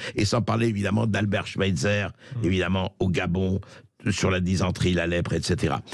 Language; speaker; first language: French; native; French